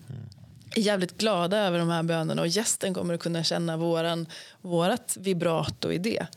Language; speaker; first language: Swedish; native; Swedish